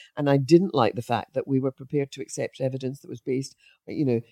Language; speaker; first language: English; native; English